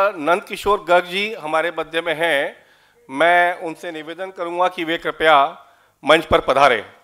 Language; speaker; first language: Hindi; native; Hindi